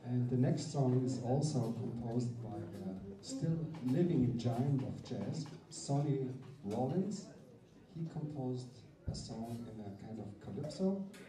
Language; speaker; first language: English; non-native, fluent; German